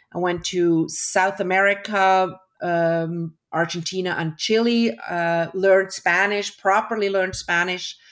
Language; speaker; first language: English; early bilingual, other home language; German